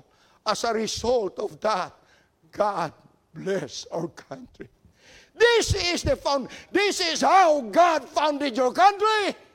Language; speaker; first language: English; non-native, local second language; Cebuano